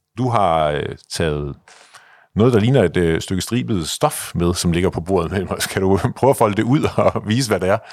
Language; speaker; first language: Danish; native; Danish